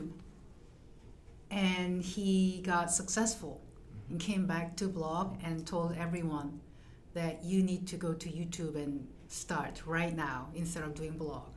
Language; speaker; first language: English; non-native, fluent; Korean